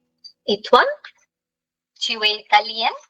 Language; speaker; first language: French; non-native, fluent; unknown